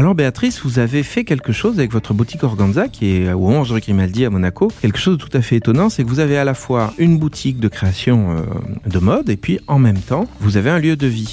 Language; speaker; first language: French; native; French